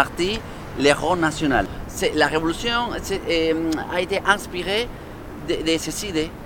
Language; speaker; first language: French; non-native, fluent; Spanish